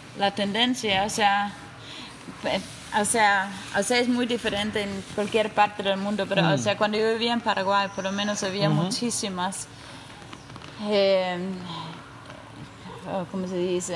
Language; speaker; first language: Spanish; non-native, fluent; Danish